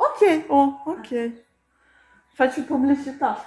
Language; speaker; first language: Italian; non-native, learner; Ukrainian